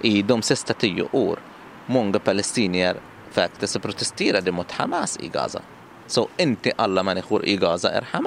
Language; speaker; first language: Swedish; non-native, learner; Arabic